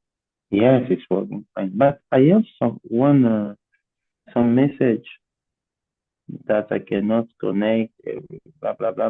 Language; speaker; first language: English; non-native, learner; Portuguese